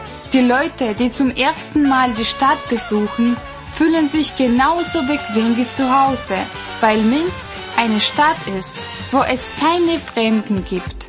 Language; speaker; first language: German; non-native, fluent; Russian